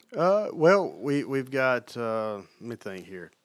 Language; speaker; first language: English; native; English